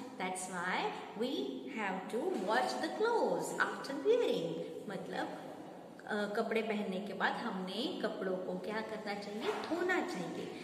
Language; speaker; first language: Hindi; non-native, local second language; Marathi